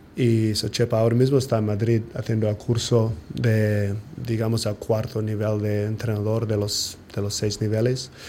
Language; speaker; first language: Spanish; non-native, fluent; English